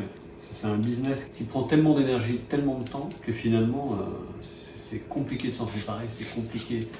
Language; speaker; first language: French; native; French